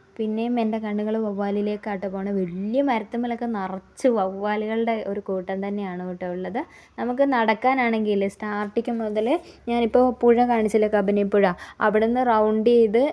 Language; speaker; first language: Malayalam; native; Malayalam